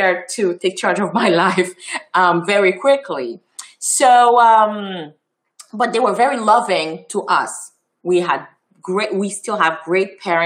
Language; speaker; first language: English; non-native, fluent; Haitian Creole